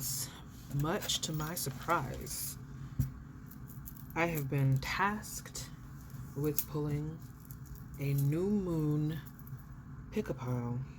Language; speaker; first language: English; native; English